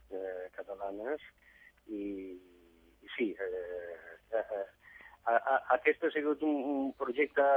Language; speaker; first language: Catalan; non-native, fluent; Italian